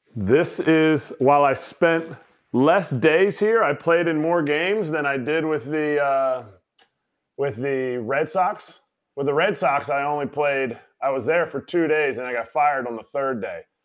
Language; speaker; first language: English; native; English